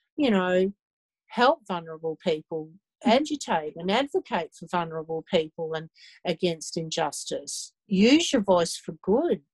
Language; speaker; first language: English; native; English